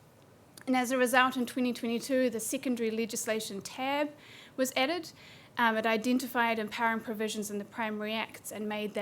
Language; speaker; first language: English; native; English